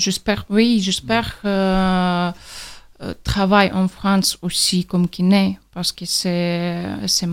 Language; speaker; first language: French; non-native, learner; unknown